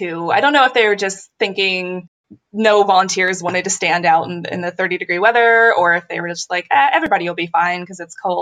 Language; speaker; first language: English; native; English